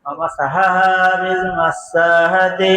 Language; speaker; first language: Arabic; non-native, fluent; Bangla